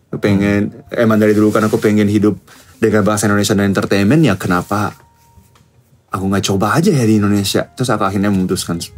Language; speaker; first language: Indonesian; non-native, fluent; Japanese